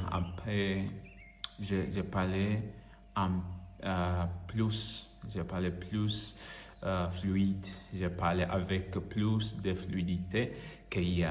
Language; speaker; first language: French; non-native, learner; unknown